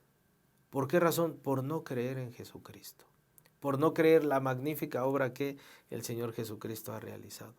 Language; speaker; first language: Spanish; native; Spanish